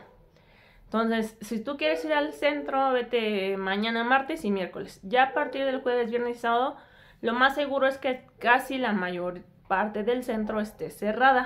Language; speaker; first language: Spanish; native; Spanish